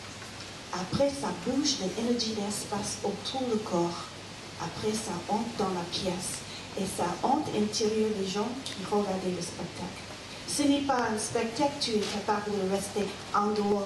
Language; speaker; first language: French; non-native, fluent; English